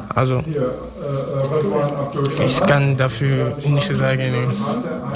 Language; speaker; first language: German; non-native, learner; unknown